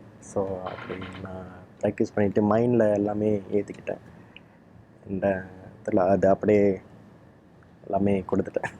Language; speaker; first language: Tamil; early bilingual, heritage; Tamil